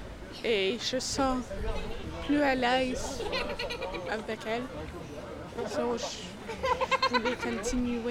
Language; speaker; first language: French; non-native, local second language; English